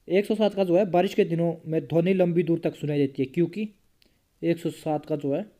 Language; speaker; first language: Hindi; native; Hindi